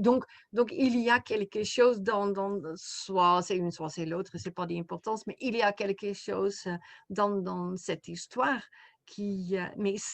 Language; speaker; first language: French; non-native, fluent; Dutch